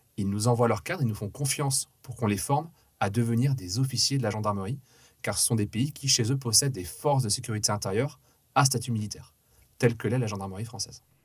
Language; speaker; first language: French; native; French